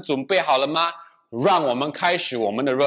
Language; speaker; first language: Chinese; non-native, local second language; English